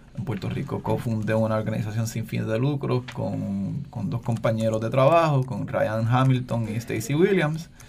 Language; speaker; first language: Spanish; native; Spanish